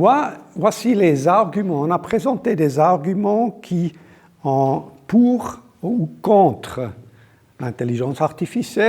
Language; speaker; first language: French; non-native, local second language; German